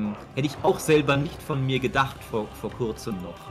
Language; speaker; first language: German; native; German